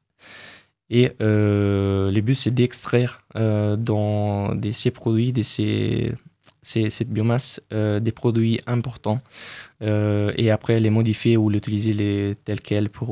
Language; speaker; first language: French; non-native, fluent; Italian